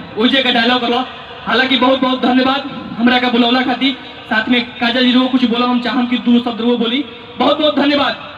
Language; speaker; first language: Bhojpuri; native; Bhojpuri